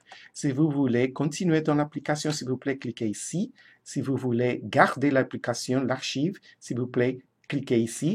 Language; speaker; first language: French; non-native, fluent; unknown